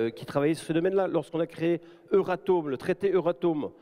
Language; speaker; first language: French; native; French